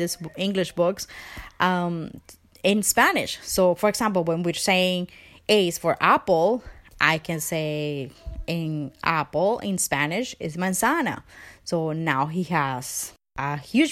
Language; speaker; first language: English; non-native, fluent; Spanish